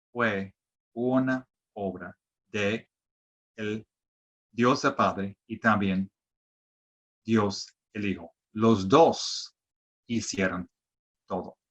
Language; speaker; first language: Spanish; non-native, fluent; English